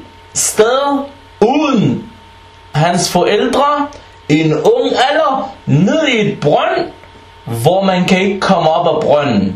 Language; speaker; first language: Danish; early bilingual, other home language; Arabic